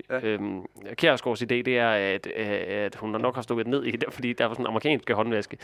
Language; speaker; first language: Danish; native; Danish